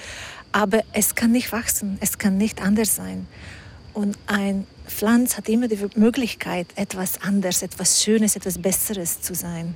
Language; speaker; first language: German; non-native, fluent; Hungarian